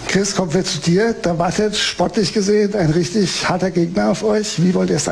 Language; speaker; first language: German; native; German